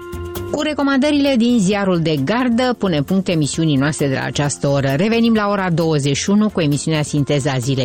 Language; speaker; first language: Romanian; native; Romanian